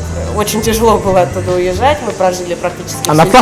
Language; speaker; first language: Russian; native; Russian